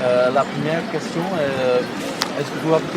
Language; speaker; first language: French; non-native, learner; Dutch